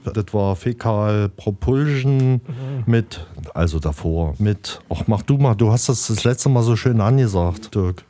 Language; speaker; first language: German; native; German